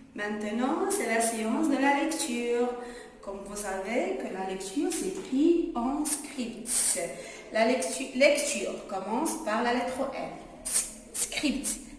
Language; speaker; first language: French; non-native, local second language; Arabic